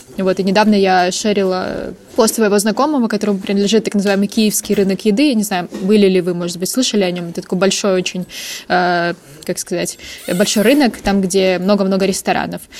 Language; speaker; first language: Russian; native; Russian